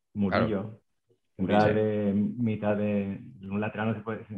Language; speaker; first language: Spanish; native; Spanish